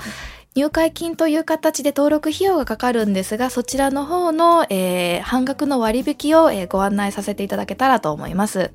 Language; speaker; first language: Japanese; native; Japanese